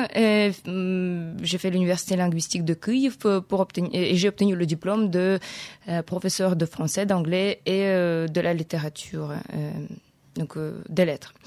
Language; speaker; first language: French; non-native, fluent; Ukrainian